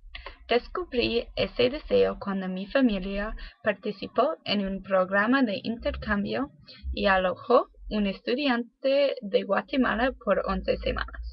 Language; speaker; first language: Spanish; non-native, learner; English